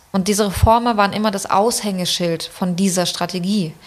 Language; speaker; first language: German; early bilingual, other home language; Persian